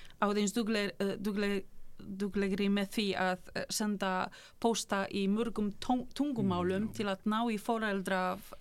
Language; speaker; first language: Icelandic; non-native, fluent; Polish